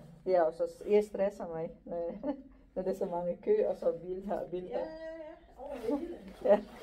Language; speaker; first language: Danish; non-native, learner; Filipino